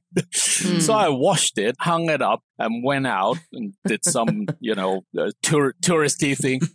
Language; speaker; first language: English; non-native, local second language; Cantonese